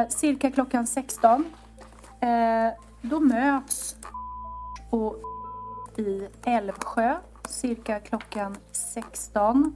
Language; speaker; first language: Swedish; native; Swedish